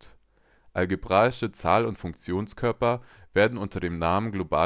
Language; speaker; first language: German; native; German